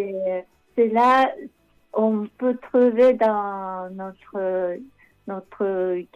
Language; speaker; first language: French; non-native, learner; Japanese